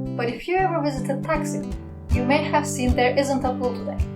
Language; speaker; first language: English; non-native, fluent; Turkish